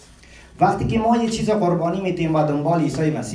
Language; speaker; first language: Persian; early bilingual, heritage; Persian